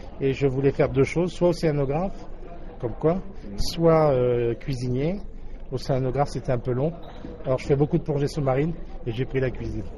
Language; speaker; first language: French; native; French